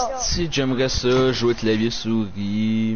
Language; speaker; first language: French; native; French